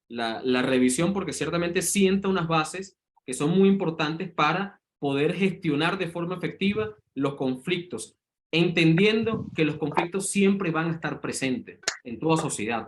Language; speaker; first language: Spanish; native; Spanish